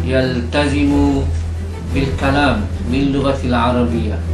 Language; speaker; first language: Arabic; non-native, fluent; Malay